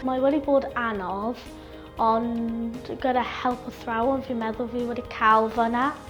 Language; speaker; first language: Welsh; non-native, learner; English